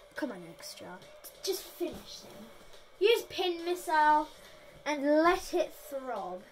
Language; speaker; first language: English; native; English